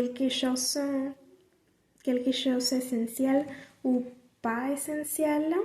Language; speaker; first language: French; non-native, learner; Spanish